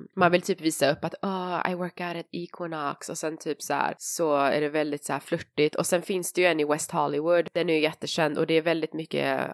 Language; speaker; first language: Swedish; native; Swedish